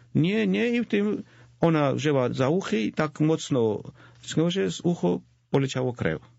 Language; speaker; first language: Polish; non-native, fluent; Georgian